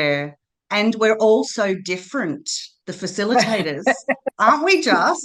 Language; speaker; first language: English; native; English